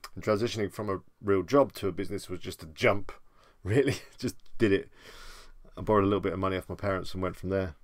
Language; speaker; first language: English; native; English